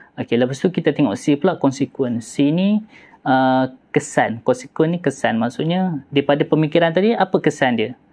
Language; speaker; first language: Malay; native; Malay